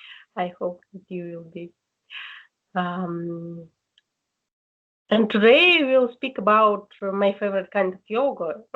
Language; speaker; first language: English; non-native, learner; Russian